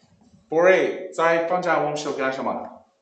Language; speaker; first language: Chinese; non-native, learner; English